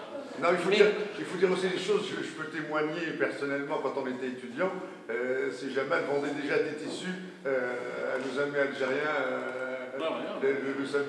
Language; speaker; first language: French; non-native, local second language; Arabic